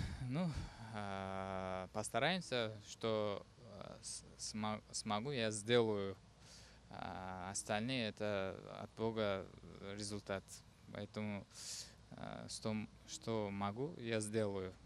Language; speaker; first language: Russian; non-native, learner; Uzbek